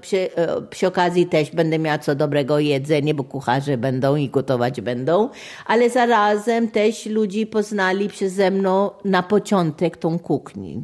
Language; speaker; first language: Polish; non-native, fluent; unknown